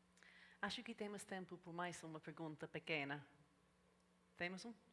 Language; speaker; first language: Portuguese; non-native, learner; English